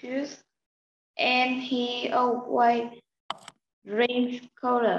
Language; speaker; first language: English; non-native, learner; Vietnamese